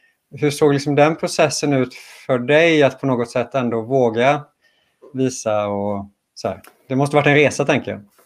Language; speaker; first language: Swedish; native; Swedish